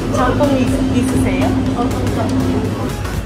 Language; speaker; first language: Korean; non-native, learner; Spanish